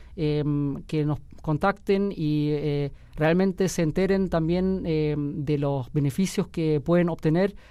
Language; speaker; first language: Spanish; early bilingual, heritage; Spanish